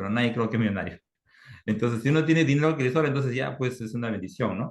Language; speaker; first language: Spanish; native; Spanish